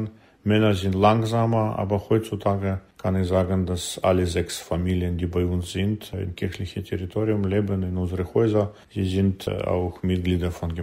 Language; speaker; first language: German; non-native, learner; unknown